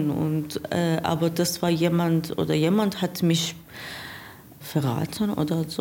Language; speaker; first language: German; non-native, learner; Persian